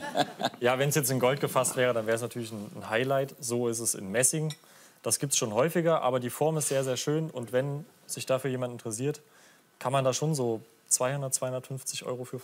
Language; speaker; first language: German; native; German